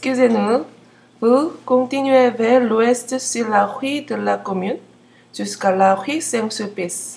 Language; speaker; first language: French; non-native, learner; Korean